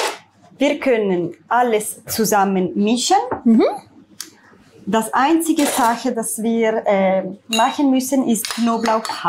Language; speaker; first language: German; non-native, learner; Italian